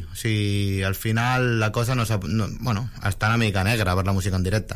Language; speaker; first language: Catalan; native; Catalan